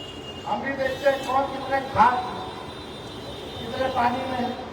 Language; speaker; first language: Hindi; native; Hindi